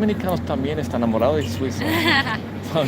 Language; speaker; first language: Spanish; non-native, fluent; English